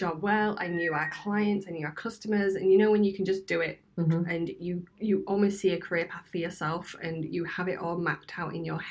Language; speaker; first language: English; native; English